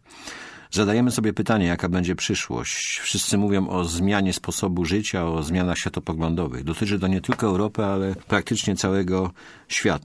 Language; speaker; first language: Polish; native; Polish